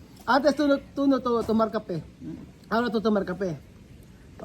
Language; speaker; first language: Spanish; non-native, learner; Filipino